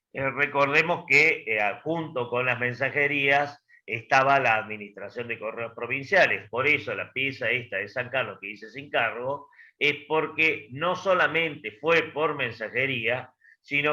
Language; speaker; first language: Spanish; native; Spanish